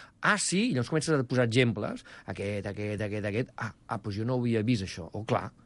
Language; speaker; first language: Catalan; native; Catalan